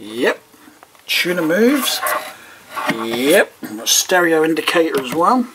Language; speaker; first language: English; native; English